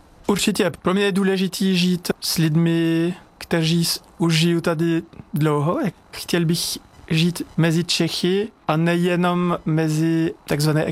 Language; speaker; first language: Czech; non-native, fluent; French